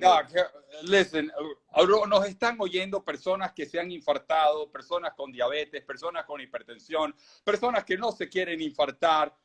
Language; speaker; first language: Spanish; native; Spanish